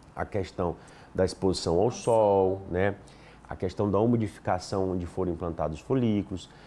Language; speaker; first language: Portuguese; native; Portuguese